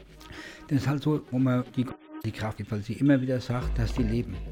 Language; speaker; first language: German; native; German